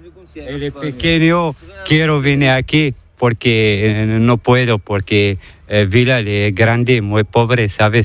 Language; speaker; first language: Spanish; non-native, learner; Arabic